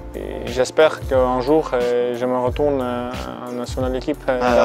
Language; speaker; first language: French; non-native, fluent; Armenian